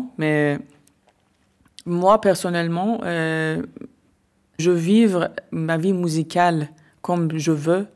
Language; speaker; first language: French; non-native, learner; Persian